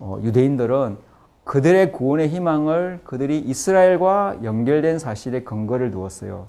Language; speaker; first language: Korean; native; Korean